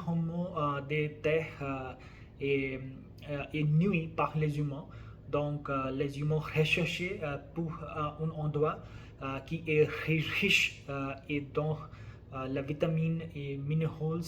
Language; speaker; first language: French; non-native, learner; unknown